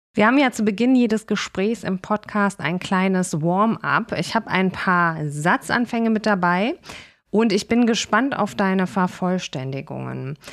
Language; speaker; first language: German; native; German